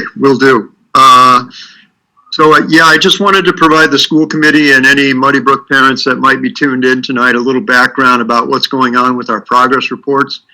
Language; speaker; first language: English; native; English